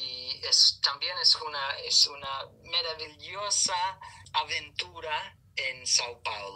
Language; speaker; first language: Spanish; non-native, fluent; English